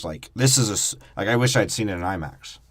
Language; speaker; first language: English; native; English